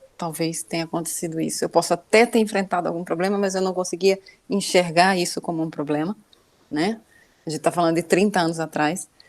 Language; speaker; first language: Portuguese; native; Portuguese